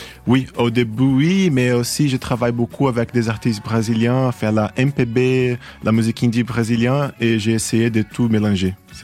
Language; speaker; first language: French; non-native, fluent; Portuguese